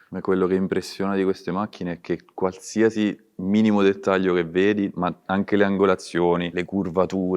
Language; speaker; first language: Italian; native; Italian